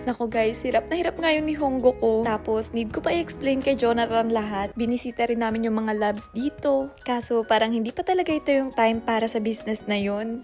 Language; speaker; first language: Filipino; native; Filipino